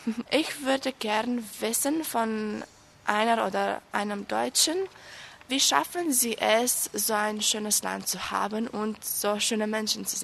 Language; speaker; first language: German; non-native, fluent; Romanian